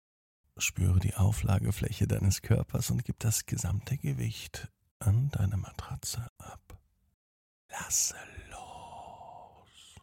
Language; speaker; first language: German; native; German